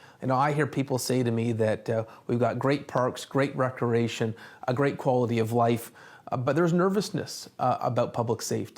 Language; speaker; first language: English; native; English